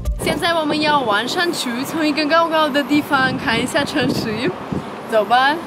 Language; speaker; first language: Chinese; non-native, fluent; Russian